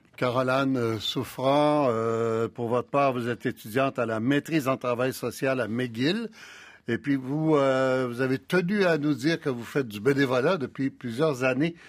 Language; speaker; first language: French; native; French